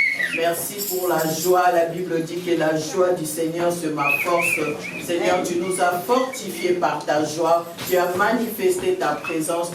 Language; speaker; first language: French; non-native, local second language; Lingala